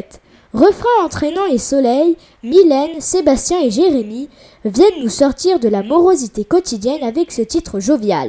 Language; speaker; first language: French; native; French